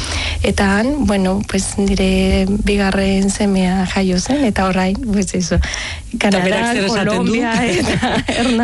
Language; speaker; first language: Basque; non-native, learner; Spanish